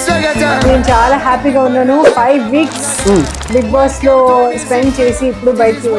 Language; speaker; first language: Telugu; non-native, learner; Hindi